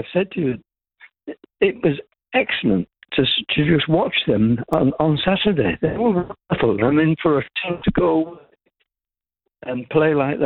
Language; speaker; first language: English; native; English